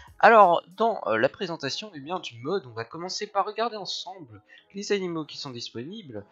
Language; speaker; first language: French; native; French